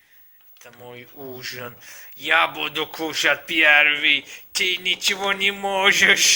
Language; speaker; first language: Russian; non-native, learner; Turkish